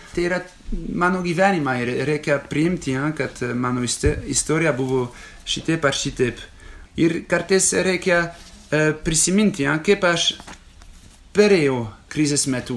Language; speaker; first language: Lithuanian; non-native, fluent; French